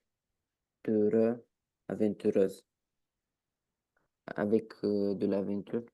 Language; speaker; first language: French; non-native, learner; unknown